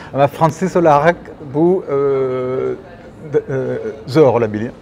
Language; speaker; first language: Turkish; non-native, learner; French